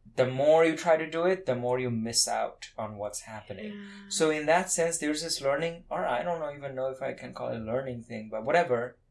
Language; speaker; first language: English; non-native, local second language; Bangla